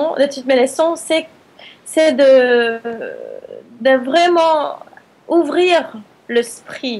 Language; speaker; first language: French; non-native, fluent; Spanish